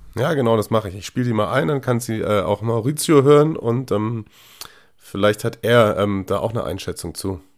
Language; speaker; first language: German; native; German